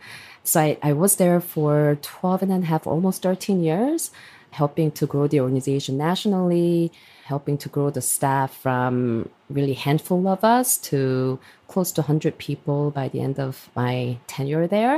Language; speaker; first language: English; non-native, fluent; Korean